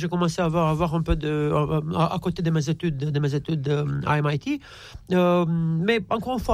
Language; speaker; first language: French; non-native, fluent; Romanian